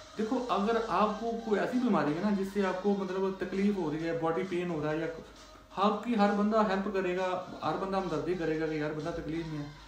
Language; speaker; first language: Urdu; non-native, local second language; Punjabi